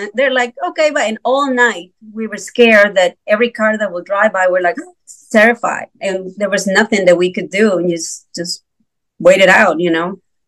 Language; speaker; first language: English; non-native, fluent; Spanish